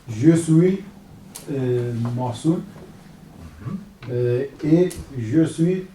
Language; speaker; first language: French; non-native, learner; Kurdish